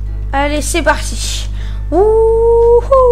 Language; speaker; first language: French; native; French